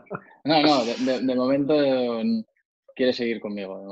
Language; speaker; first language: Spanish; native; Spanish